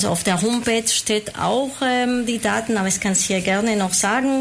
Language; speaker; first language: German; non-native, fluent; Spanish